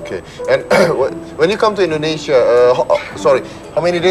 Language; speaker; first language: English; non-native, learner; Indonesian